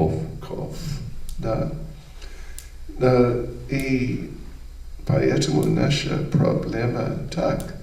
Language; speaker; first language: Russian; non-native, learner; English